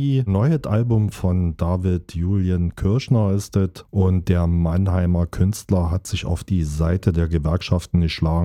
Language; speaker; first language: German; native; German